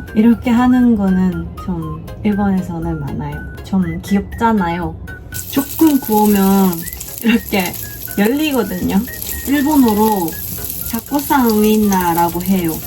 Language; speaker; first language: Korean; non-native, fluent; Japanese